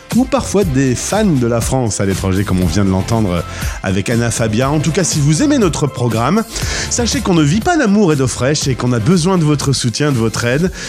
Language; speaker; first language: French; non-native, fluent; Portuguese